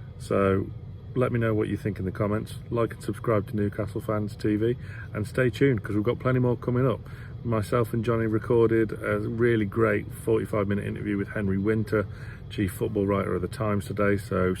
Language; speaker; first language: English; native; English